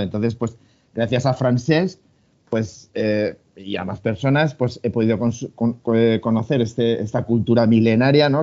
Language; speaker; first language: Spanish; native; Spanish